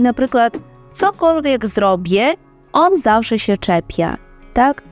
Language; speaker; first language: Polish; non-native, fluent; Ukrainian